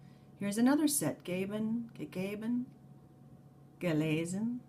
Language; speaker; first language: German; non-native, fluent; English